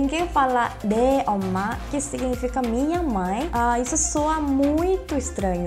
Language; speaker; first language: Portuguese; non-native, fluent; Korean